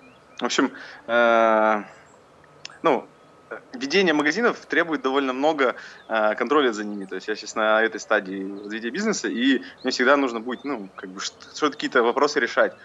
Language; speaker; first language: Russian; native; Russian